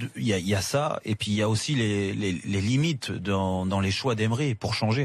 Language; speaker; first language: French; native; French